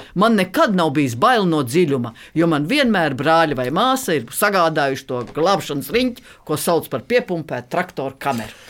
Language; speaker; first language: Latvian; native; Latvian